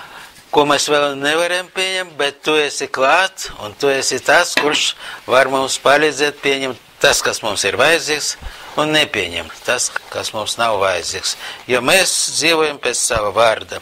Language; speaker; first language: Latvian; non-native, local second language; Russian